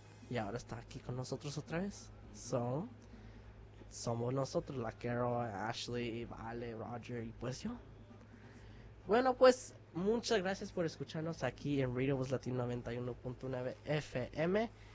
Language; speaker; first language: Spanish; early bilingual, heritage; Spanish